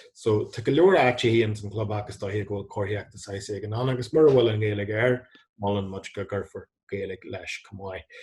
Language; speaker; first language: Irish; non-native, local second language; English